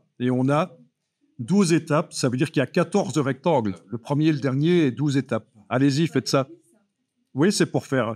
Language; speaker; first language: French; native; French